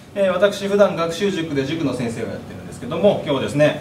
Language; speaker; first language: Japanese; native; Japanese